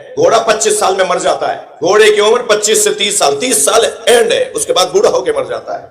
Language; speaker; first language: Urdu; non-native, local second language; Sindhi